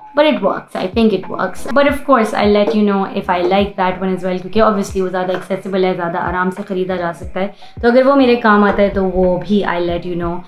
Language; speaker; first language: Urdu; native; Urdu